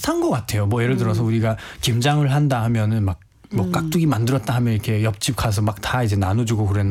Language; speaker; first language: Korean; non-native, fluent; Nepali